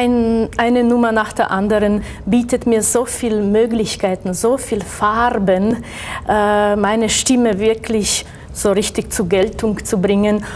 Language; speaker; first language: German; non-native, fluent; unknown